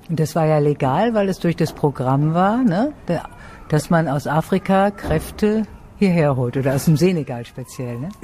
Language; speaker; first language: German; native; German